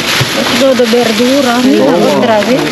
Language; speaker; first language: Spanish; non-native, learner; Filipino